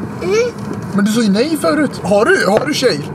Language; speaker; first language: Swedish; native; Swedish